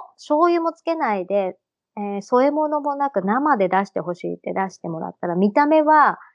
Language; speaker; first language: Japanese; native; Japanese